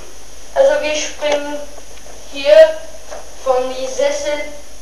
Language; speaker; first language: German; non-native, learner; Turkish